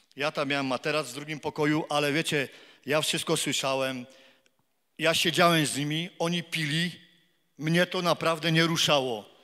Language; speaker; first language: Polish; native; Polish